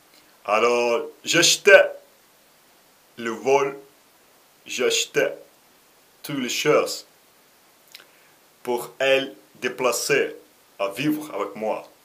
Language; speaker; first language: French; non-native, learner; Russian